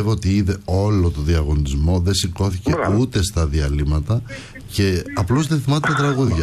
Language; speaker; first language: Greek; native; Greek